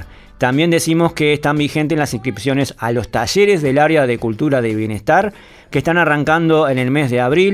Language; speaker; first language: Spanish; native; Spanish